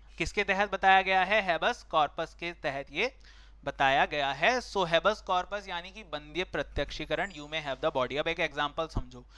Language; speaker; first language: Hindi; native; Hindi